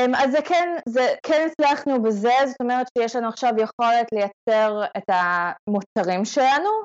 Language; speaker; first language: Hebrew; non-native, fluent; English